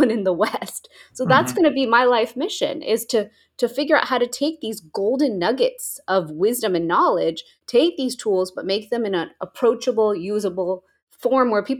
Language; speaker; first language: English; native; English